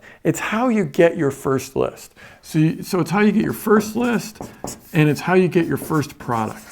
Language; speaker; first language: English; native; English